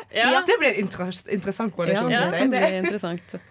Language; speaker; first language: Norwegian; native; Norwegian